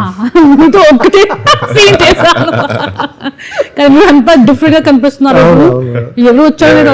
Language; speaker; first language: Telugu; non-native, fluent; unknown